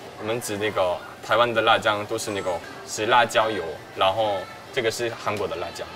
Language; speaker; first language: Chinese; non-native, fluent; Korean